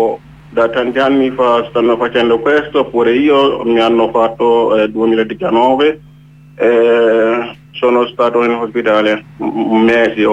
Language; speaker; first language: Italian; non-native, learner; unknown